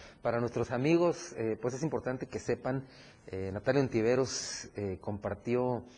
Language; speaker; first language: Spanish; native; Spanish